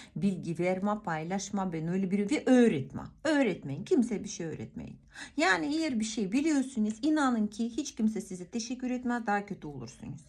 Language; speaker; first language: Turkish; non-native, fluent; Russian